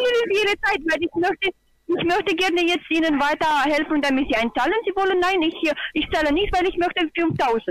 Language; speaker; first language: German; non-native, learner; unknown